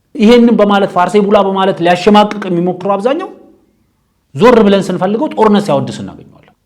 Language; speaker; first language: Amharic; native; Amharic